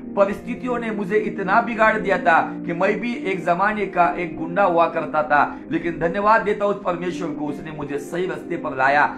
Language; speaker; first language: Hindi; non-native, local second language; Marathi